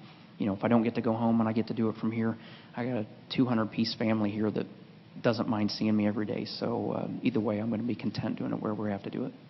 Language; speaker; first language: English; native; English